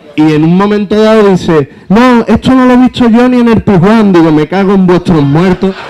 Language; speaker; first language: Spanish; native; Spanish